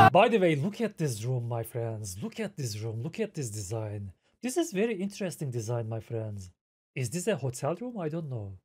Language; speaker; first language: English; non-native, fluent; Turkish